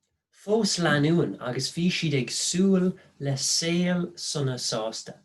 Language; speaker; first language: Irish; non-native, local second language; English